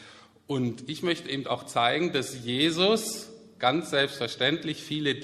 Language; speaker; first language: German; native; German